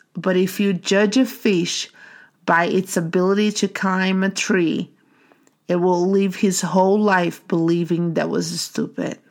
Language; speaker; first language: English; non-native, fluent; Portuguese